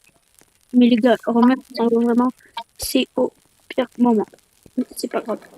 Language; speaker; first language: French; native; French